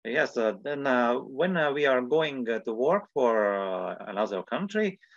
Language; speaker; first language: English; non-native, fluent; Latvian